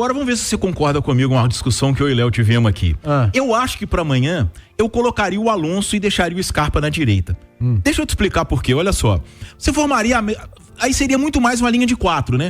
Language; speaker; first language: Portuguese; native; Portuguese